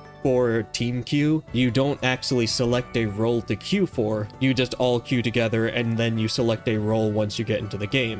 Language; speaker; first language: English; native; English